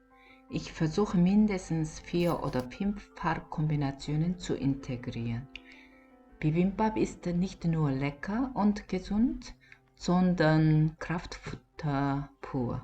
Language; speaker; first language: German; non-native, fluent; Korean